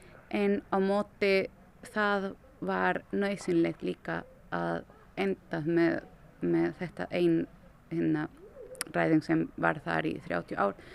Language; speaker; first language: Icelandic; non-native, fluent; Spanish